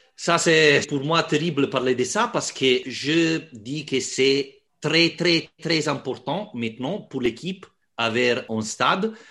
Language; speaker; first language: French; non-native, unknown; Italian